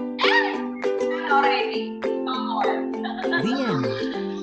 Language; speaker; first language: English; non-native, learner; Indonesian